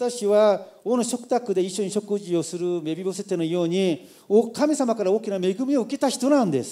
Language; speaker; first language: Japanese; non-native, fluent; Korean